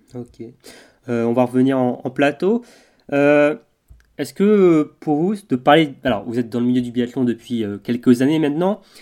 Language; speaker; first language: French; native; French